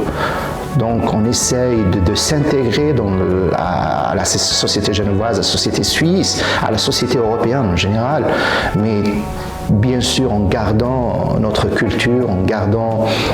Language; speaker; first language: French; non-native, local second language; Arabic